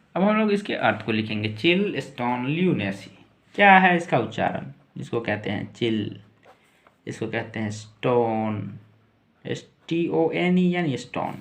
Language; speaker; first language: Hindi; native; Hindi